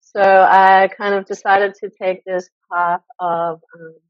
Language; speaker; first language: English; native; English